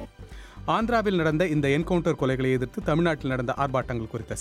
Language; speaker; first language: Tamil; native; Tamil